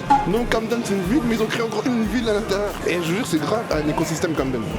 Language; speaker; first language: French; native; French